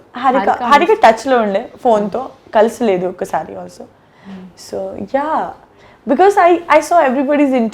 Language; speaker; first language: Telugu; non-native, learner; Gujarati